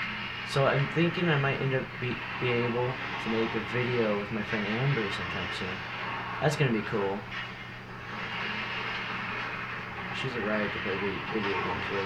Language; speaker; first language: English; native; English